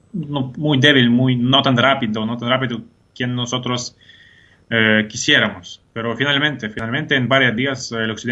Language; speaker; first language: Spanish; non-native, fluent; Ukrainian